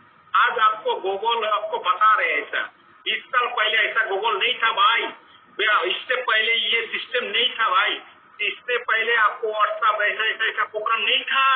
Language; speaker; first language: Hindi; non-native, fluent; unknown